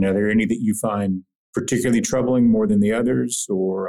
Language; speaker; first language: English; native; English